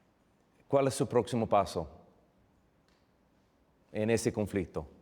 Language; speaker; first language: Spanish; non-native, fluent; English